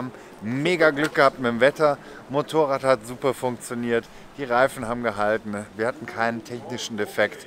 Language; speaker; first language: German; native; German